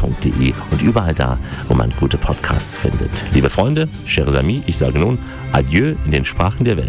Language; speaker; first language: German; native; German